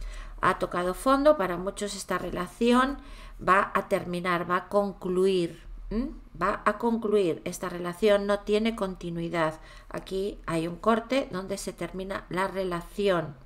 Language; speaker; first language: Spanish; native; Spanish